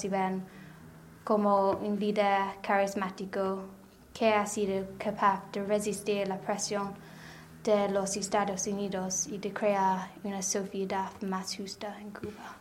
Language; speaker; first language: Spanish; non-native, learner; English